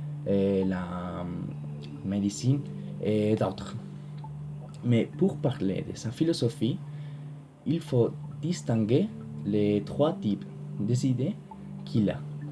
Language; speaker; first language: French; non-native, learner; Spanish